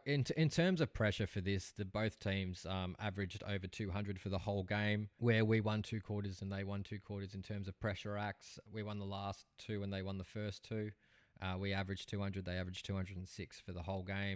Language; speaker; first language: English; native; English